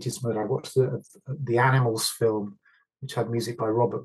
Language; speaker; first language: English; native; English